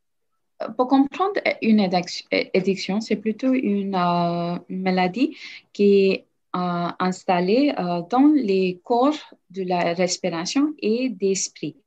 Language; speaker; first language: French; non-native, learner; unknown